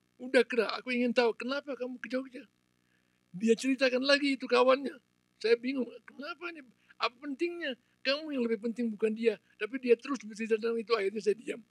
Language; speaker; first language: Indonesian; non-native, local second language; Balinese